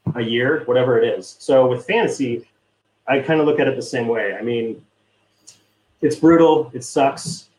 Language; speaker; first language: English; native; English